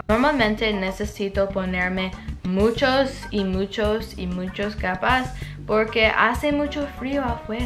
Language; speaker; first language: Spanish; non-native, learner; English